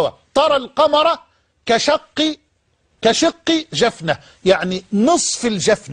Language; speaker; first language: Arabic; native; Arabic